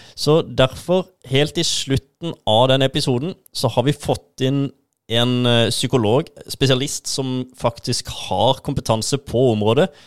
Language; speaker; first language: Norwegian; native; Norwegian